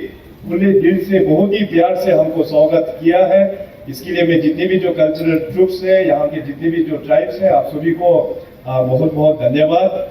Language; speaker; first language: Hindi; non-native, local second language; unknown